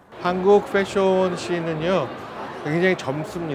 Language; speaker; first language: Korean; native; Korean